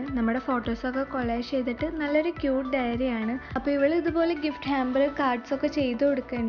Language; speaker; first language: Malayalam; native; Malayalam